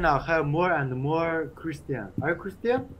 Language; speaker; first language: English; non-native, learner; Uyghur